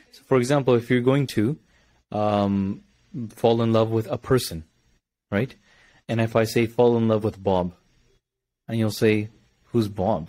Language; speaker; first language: English; early bilingual, other home language; Punjabi